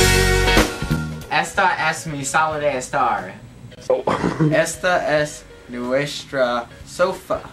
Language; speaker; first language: Spanish; non-native, learner; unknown